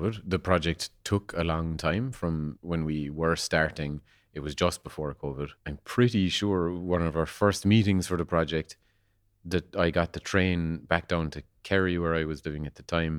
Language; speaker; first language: English; native; English